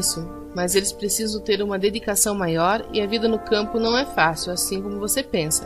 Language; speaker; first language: Portuguese; native; Portuguese